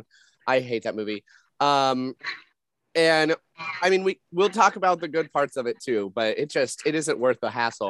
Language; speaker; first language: English; native; English